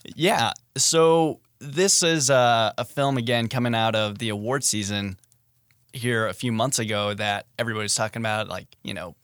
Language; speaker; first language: English; native; English